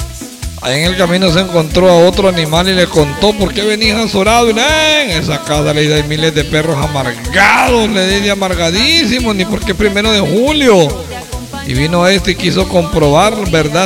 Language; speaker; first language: Spanish; native; Spanish